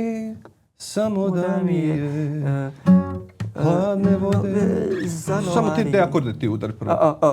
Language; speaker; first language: Bosnian; native; Bosnian